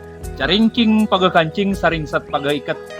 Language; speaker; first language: Indonesian; native; Indonesian